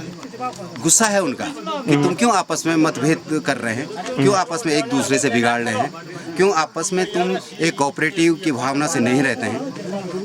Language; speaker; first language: Hindi; native; Hindi